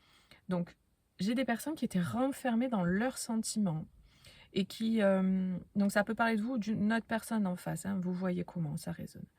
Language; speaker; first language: French; native; French